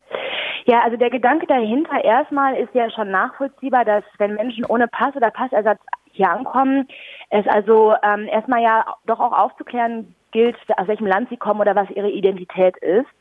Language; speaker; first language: German; native; German